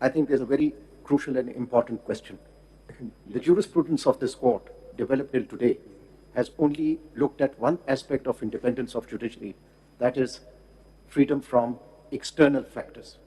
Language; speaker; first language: English; non-native, local second language; Urdu